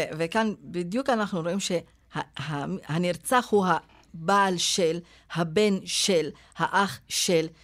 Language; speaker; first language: Hebrew; non-native, local second language; Arabic